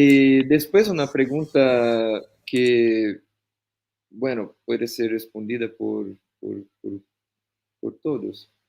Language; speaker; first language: Spanish; non-native, fluent; Portuguese